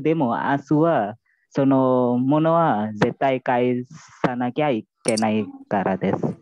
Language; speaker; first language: Japanese; non-native, learner; Indonesian